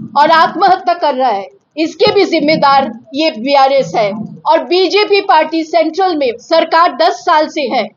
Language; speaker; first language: Hindi; non-native, local second language; Telugu